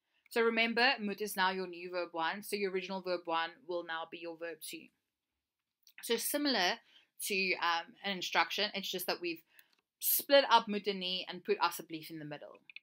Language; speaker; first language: English; native; English